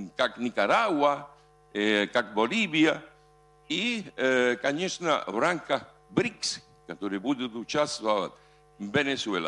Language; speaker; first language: Russian; non-native, fluent; Spanish